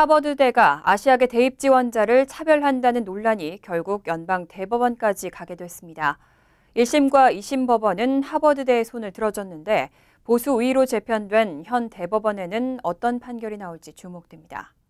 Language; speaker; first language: Korean; native; Korean